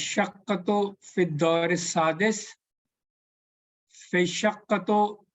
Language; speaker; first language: Arabic; non-native, learner; Urdu